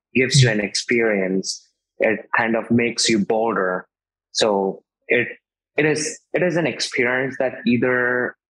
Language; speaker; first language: English; non-native, local second language; Hindi